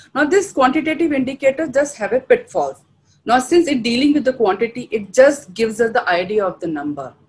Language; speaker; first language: English; non-native, local second language; Hindi